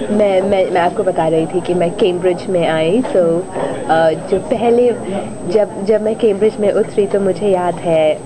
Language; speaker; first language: Hindi; native; Hindi